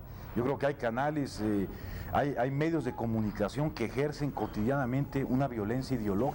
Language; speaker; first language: Spanish; native; Spanish